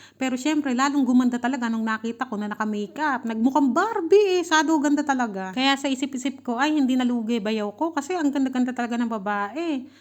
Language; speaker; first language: Filipino; native; Filipino